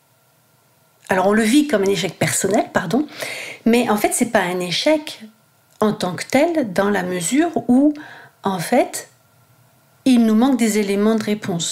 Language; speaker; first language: French; native; French